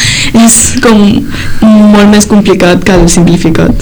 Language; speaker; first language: Catalan; early bilingual, other home language; Chinese